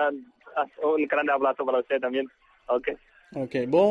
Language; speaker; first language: Portuguese; non-native, learner; Chinese